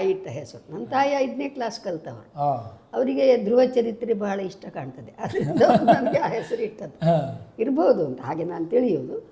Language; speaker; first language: Kannada; non-native, local second language; Tulu